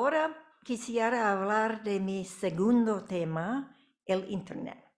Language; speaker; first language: Spanish; non-native, fluent; English